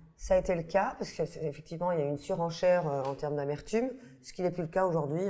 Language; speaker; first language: French; native; French